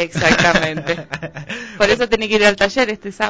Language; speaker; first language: Spanish; native; Spanish